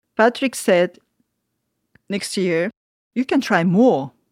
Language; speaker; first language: English; non-native, learner; Japanese